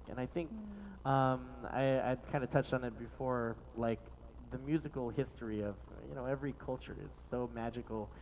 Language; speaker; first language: English; native; English